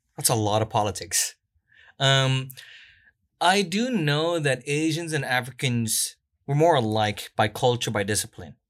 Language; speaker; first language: English; non-native, local second language; Korean